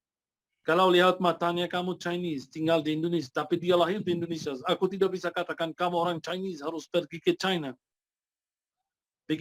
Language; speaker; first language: Indonesian; non-native, fluent; Arabic